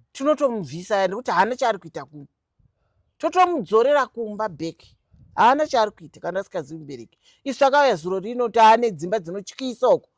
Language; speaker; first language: Shona; native; Shona